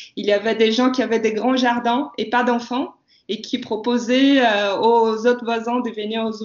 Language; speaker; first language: French; non-native, fluent; Portuguese